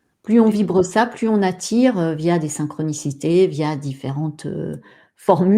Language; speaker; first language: French; native; French